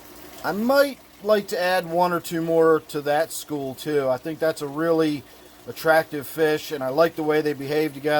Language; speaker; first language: English; native; English